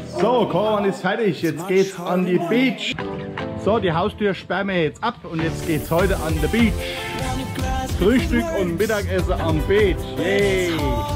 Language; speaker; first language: German; native; German